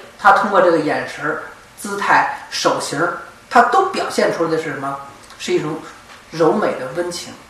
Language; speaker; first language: Chinese; native; Chinese